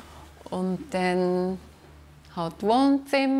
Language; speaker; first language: German; native; German